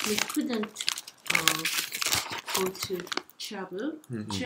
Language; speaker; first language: English; non-native, learner; Korean